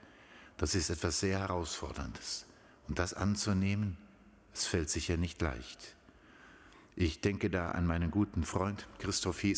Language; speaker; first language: German; native; German